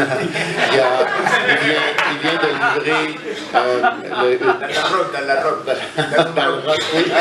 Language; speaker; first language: French; native; French